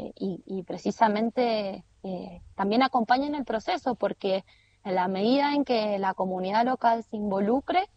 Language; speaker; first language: Spanish; native; Spanish